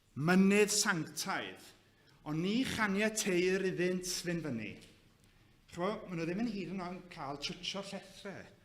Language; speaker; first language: Welsh; native; Welsh